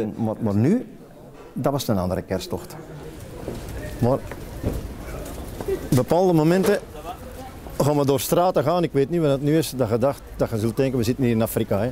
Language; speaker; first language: Dutch; native; Dutch